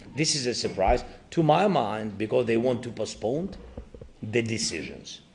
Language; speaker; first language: English; non-native, learner; Ukrainian